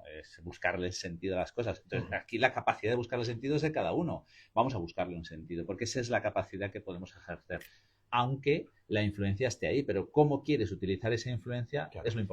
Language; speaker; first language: Spanish; native; Spanish